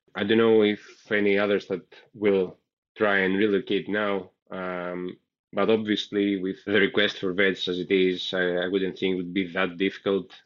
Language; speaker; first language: English; non-native, fluent; Greek